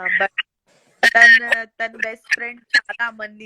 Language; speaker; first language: Telugu; non-native, local second language; Gujarati